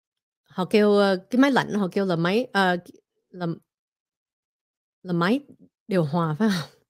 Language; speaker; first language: Vietnamese; early bilingual, heritage; Vietnamese